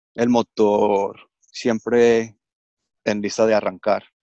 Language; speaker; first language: Spanish; early bilingual, heritage; English